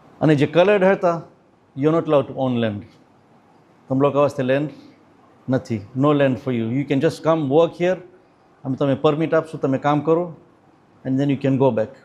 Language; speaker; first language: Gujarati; early bilingual, heritage; Gujarati